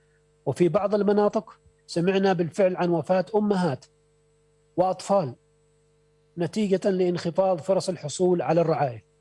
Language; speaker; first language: Arabic; native; Arabic